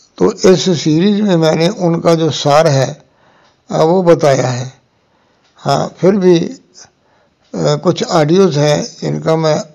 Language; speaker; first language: Hindi; non-native, local second language; Punjabi